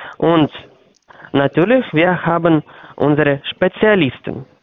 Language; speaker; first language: German; non-native, learner; Russian